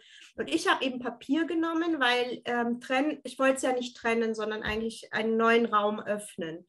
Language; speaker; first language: German; early bilingual, other home language; Turkish